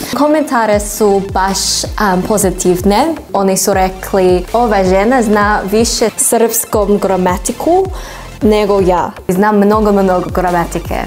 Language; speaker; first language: Serbian; non-native, learner; English